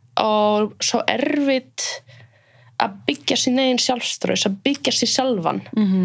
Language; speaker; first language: Icelandic; non-native, fluent; Polish